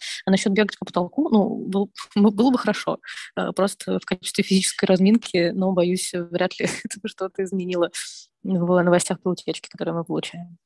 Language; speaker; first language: Russian; native; Russian